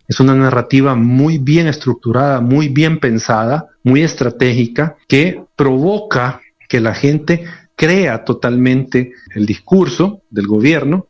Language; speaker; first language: Spanish; native; Spanish